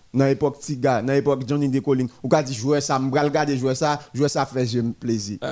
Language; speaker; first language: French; non-native, local second language; Haitian Creole